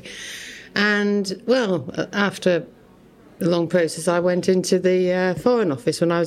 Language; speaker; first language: English; native; English